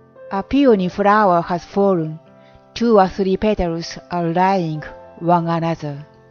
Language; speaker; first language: English; non-native, fluent; Japanese